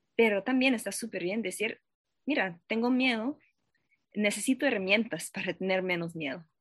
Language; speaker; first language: Spanish; non-native, fluent; English